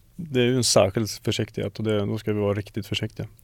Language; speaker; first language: Swedish; native; Swedish